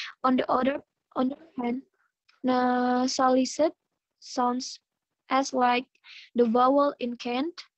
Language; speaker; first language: English; non-native, learner; Indonesian